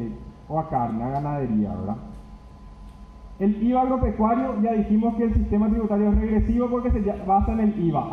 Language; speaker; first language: Spanish; native; Spanish